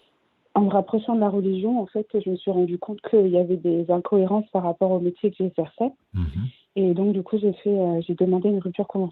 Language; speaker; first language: French; native; French